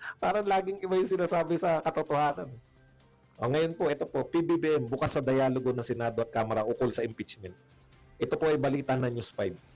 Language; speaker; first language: Filipino; native; Filipino